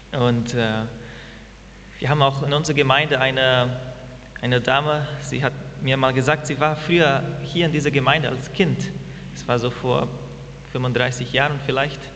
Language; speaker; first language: German; non-native, fluent; Portuguese